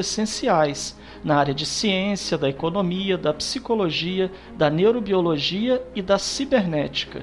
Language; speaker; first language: Portuguese; native; Portuguese